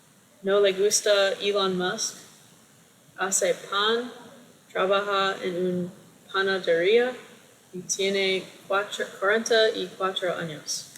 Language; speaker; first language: Spanish; non-native, learner; English